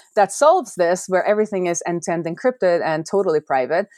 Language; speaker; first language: English; non-native, fluent; Norwegian